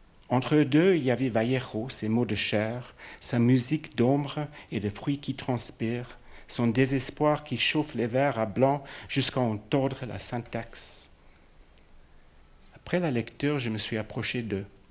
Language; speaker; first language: French; non-native, fluent; English